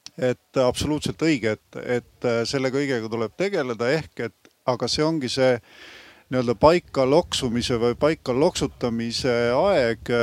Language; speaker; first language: Estonian; native; Estonian